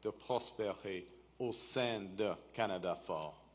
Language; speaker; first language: French; non-native, local second language; English